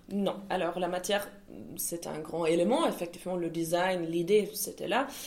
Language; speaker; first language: French; non-native, fluent; German